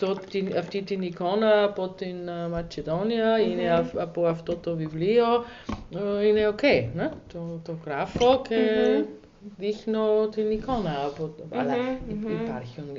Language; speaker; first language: Greek; non-native, learner; German